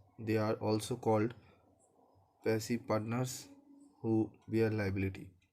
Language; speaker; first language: English; non-native, local second language; Bangla